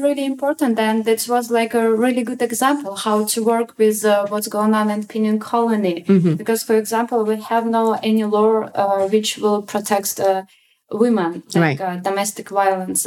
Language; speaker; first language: English; non-native, learner; Russian